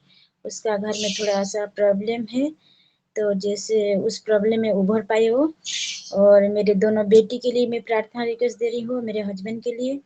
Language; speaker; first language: Hindi; non-native, local second language; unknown